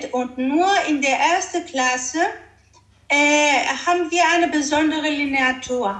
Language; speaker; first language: German; early bilingual, heritage; Greek